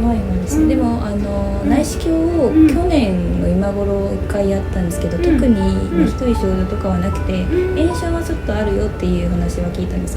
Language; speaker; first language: Japanese; native; Japanese